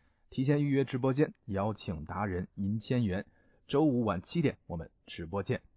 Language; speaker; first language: Chinese; native; Chinese